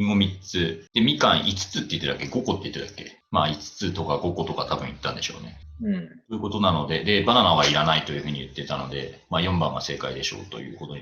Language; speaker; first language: Japanese; native; Japanese